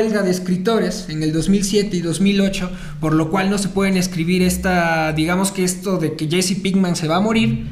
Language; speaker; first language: Spanish; native; Spanish